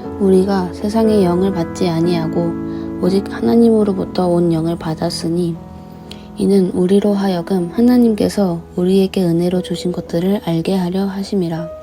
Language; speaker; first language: Korean; native; Korean